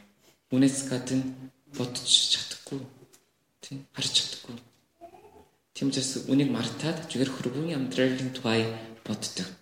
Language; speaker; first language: Mongolian; non-native, fluent; Korean